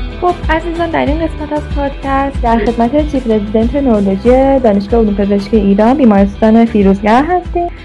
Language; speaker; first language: Persian; native; Persian